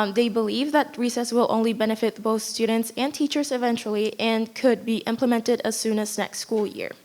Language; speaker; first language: English; non-native, fluent; Spanish